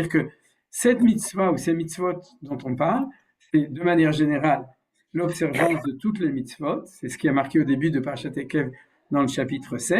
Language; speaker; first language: French; native; French